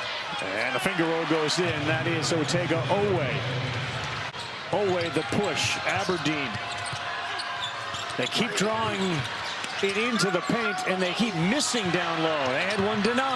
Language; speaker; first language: English; native; English